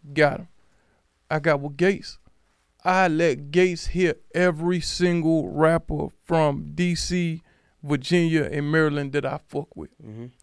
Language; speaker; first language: English; native; English